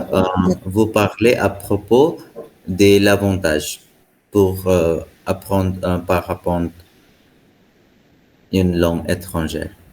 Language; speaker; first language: French; non-native, fluent; Hindi